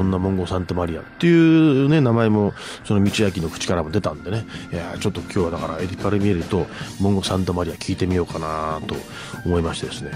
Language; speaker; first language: Japanese; native; Japanese